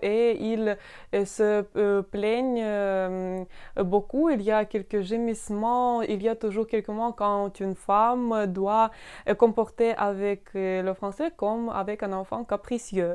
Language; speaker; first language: French; non-native, fluent; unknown